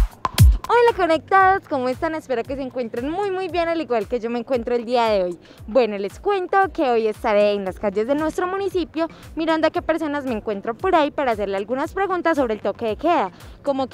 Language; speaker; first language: Spanish; native; Spanish